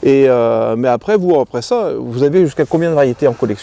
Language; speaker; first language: French; native; French